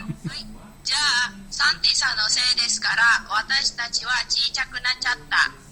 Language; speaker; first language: Japanese; non-native, learner; Indonesian